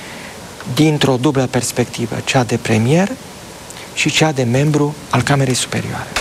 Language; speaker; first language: Romanian; native; Romanian